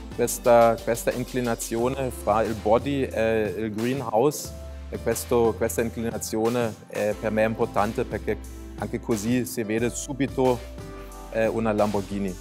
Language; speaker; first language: Italian; non-native, fluent; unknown